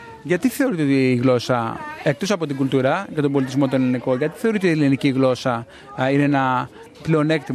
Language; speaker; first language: Greek; native; Greek